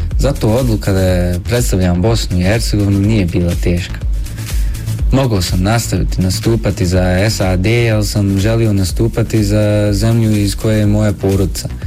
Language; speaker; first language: Bosnian; early bilingual, heritage; Bosnian